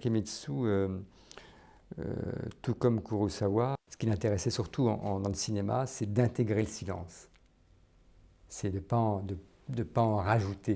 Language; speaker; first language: French; native; French